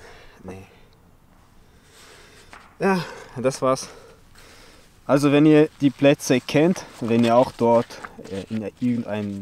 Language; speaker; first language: German; early bilingual, other home language; Chechen